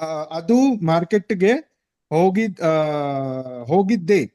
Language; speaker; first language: Kannada; non-native, learner; English